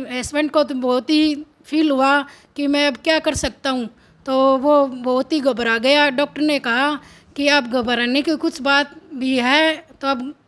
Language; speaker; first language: Hindi; native; Hindi